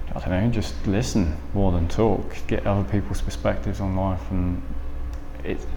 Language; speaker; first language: English; native; English